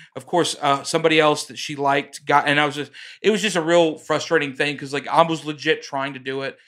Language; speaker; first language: English; native; English